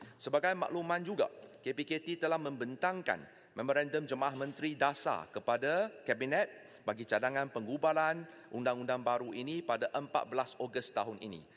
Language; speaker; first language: Malay; non-native, local second language; Chinese